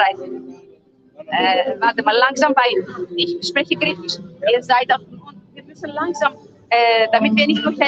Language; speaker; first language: German; non-native, fluent; Greek